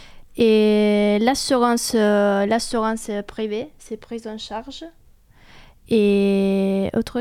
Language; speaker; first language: French; non-native, fluent; Italian